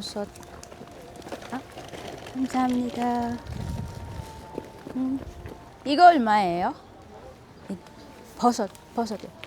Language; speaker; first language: Korean; non-native, learner; Filipino